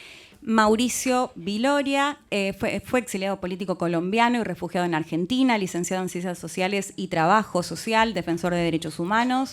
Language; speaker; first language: Spanish; native; Spanish